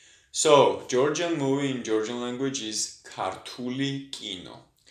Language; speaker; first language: English; non-native, fluent; Georgian